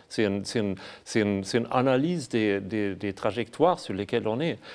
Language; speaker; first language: French; non-native, fluent; German